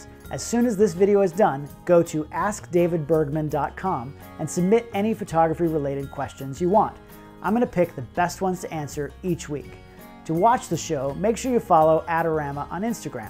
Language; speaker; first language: English; native; English